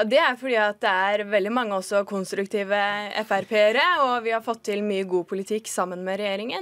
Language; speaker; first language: Norwegian; native; Norwegian